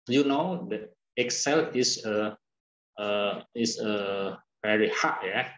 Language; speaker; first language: English; non-native, learner; Indonesian